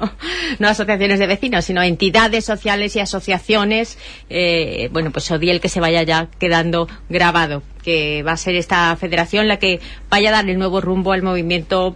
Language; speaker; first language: Spanish; native; Spanish